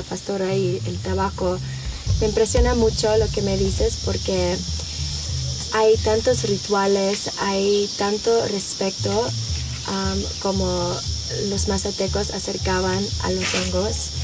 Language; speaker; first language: Spanish; early bilingual, heritage; Spanish